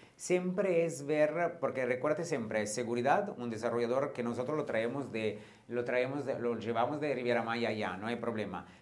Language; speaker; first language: Spanish; non-native, fluent; Italian